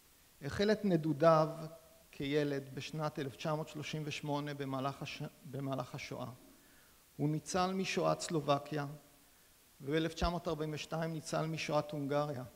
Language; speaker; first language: Hebrew; native; Hebrew